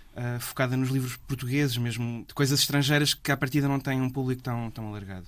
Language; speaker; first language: Portuguese; native; Portuguese